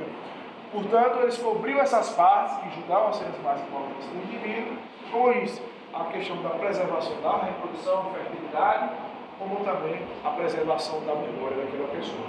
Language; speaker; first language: Portuguese; native; Portuguese